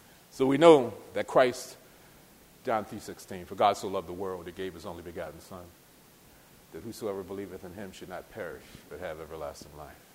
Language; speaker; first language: English; native; English